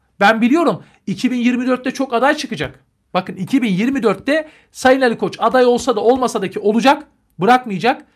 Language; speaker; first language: Turkish; native; Turkish